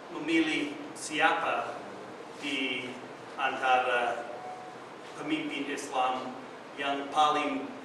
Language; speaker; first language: Indonesian; non-native, fluent; English